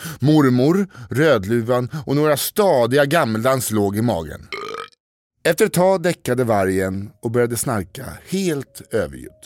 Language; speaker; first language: Swedish; native; Swedish